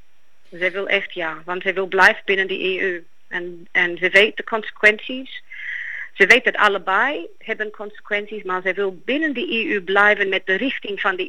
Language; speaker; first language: Dutch; non-native, fluent; Greek